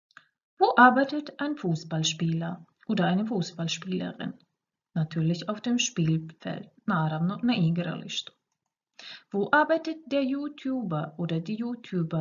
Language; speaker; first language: German; non-native, fluent; Croatian